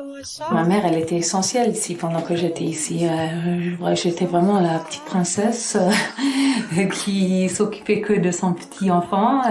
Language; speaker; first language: French; non-native, fluent; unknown